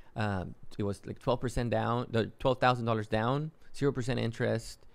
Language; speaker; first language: English; non-native, fluent; Spanish